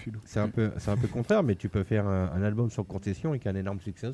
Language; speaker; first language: French; native; French